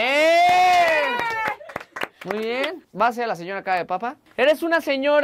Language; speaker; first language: Spanish; native; Spanish